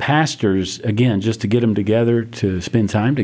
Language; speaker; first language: English; native; English